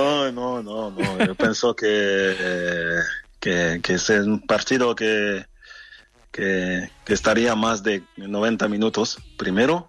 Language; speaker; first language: Spanish; non-native, fluent; French